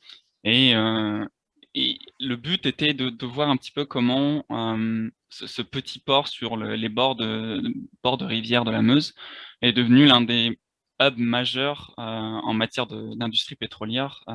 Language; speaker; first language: French; native; French